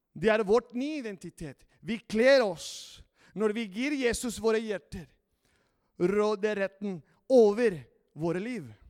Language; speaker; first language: Norwegian; non-native, fluent; Spanish